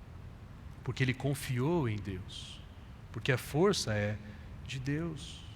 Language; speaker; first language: Portuguese; native; Portuguese